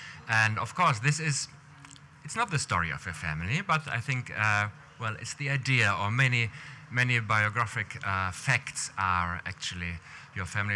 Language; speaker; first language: English; non-native, fluent; German